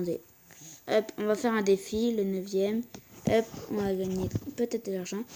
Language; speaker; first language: French; native; French